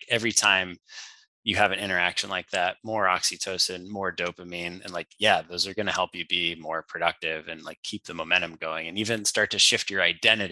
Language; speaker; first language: English; native; English